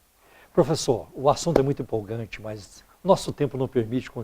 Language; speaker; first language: Portuguese; native; Portuguese